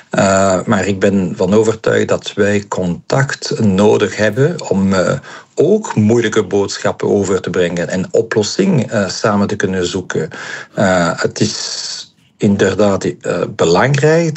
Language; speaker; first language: Dutch; non-native, local second language; French